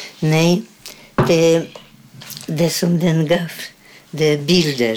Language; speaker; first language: Swedish; non-native, fluent; Polish